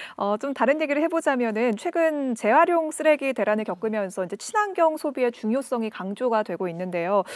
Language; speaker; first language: Korean; native; Korean